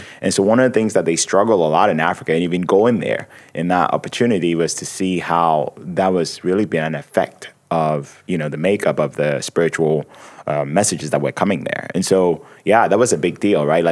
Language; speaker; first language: English; non-native, local second language; Akan